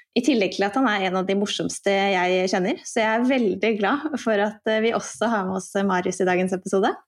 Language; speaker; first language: Norwegian; native; Norwegian